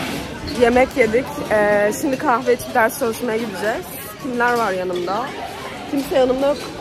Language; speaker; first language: Turkish; native; Turkish